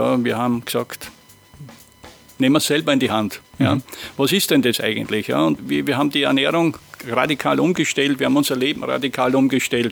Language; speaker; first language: German; native; German